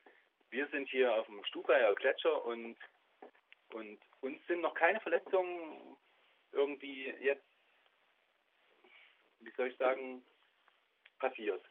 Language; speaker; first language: German; native; German